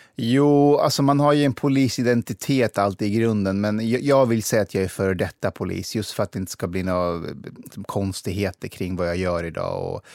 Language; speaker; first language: Swedish; early bilingual, other home language; Persian